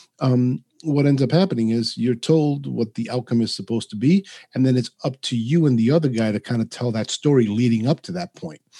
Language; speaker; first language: English; early bilingual, other home language; Spanish